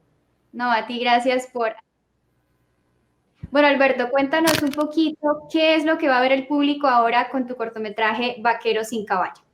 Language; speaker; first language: Spanish; native; Spanish